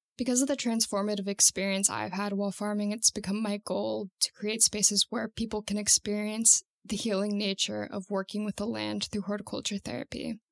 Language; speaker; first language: English; native; English